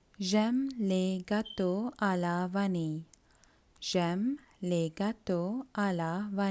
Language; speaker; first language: French; non-native, fluent; Tamil